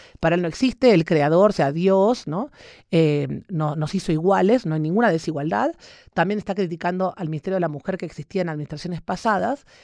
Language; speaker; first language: Spanish; native; Spanish